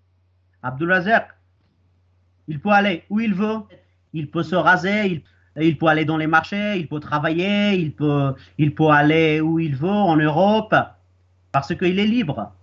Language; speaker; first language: French; non-native, fluent; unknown